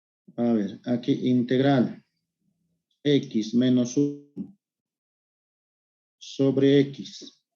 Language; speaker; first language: Spanish; native; Spanish